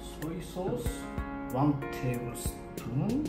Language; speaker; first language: English; non-native, learner; Japanese